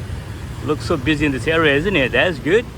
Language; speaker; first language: English; non-native, learner; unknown